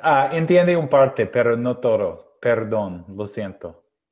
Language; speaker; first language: Spanish; non-native, learner; English